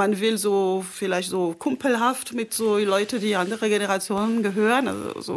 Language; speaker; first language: German; non-native, fluent; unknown